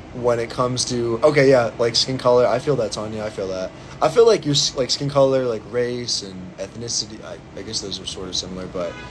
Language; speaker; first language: English; native; English